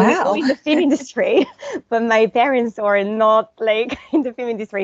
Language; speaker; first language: English; non-native, fluent; French